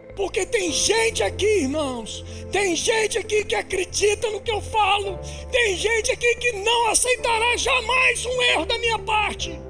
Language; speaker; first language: Portuguese; native; Portuguese